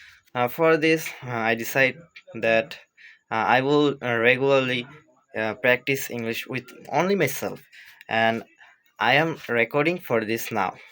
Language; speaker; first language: English; non-native, learner; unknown